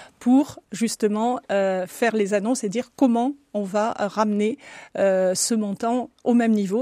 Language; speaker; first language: French; native; French